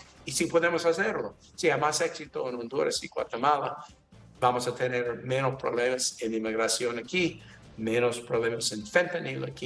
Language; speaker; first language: Spanish; non-native, learner; English